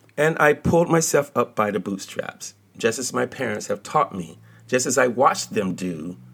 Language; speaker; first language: English; native; English